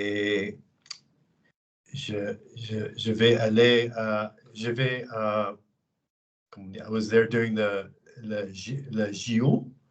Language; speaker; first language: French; non-native, learner; English